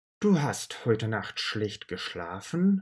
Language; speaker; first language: German; non-native, learner; Russian